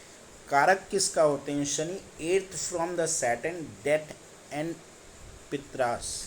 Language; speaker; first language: Hindi; native; Hindi